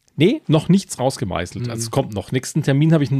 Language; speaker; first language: German; native; German